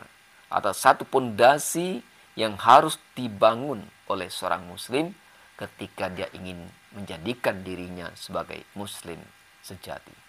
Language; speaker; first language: Indonesian; native; Indonesian